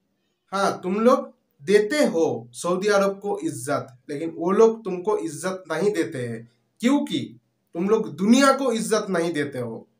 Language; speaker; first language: Hindi; non-native, local second language; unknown